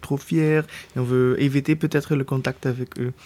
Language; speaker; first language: French; non-native, local second language; Dutch